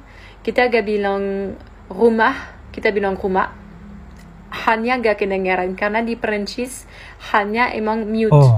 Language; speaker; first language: Indonesian; non-native, fluent; French